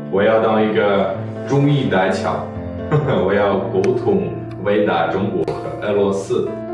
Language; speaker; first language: Chinese; non-native, fluent; Russian